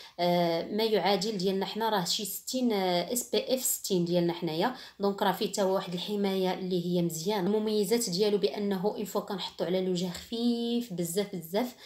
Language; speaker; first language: Arabic; native; Arabic